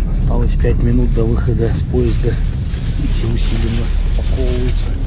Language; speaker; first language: Russian; native; Russian